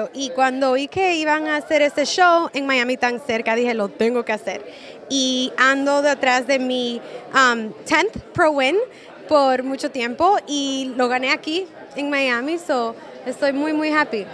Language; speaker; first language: Spanish; early bilingual, heritage; Spanish